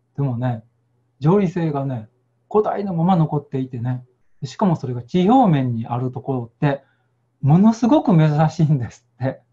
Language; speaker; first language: Japanese; native; Japanese